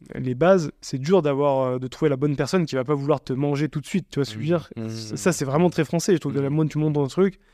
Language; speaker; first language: French; native; French